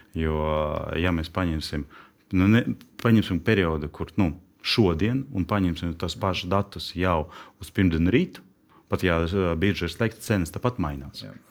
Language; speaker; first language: Latvian; non-native, local second language; Russian